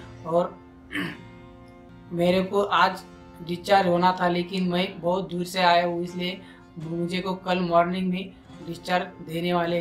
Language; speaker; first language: Hindi; non-native, local second language; Marathi